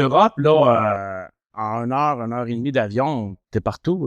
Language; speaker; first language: French; native; French